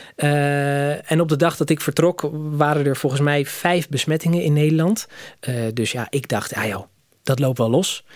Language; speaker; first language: Dutch; native; Dutch